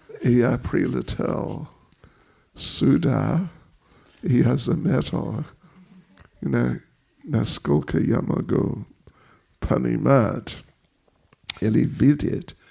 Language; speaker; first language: Russian; non-native, learner; English